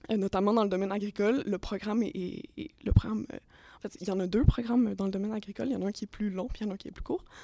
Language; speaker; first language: French; native; French